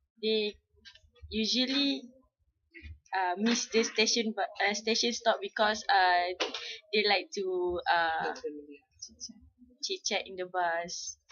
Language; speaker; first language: English; non-native, local second language; Malay